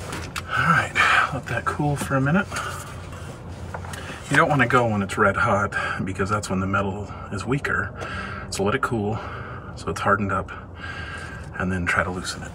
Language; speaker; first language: English; native; English